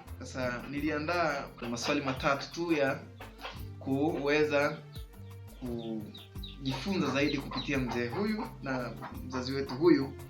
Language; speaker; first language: Swahili; native; Swahili